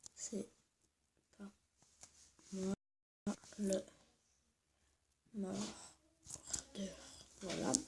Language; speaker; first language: French; native; French